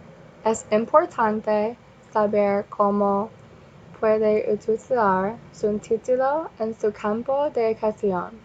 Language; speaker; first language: Spanish; non-native, learner; English